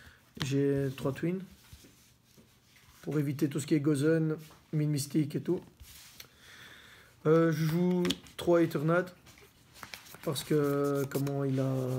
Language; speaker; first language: French; native; French